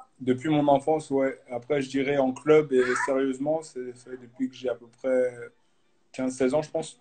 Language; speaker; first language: French; native; French